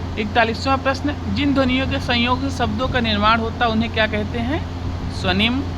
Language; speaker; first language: Hindi; native; Hindi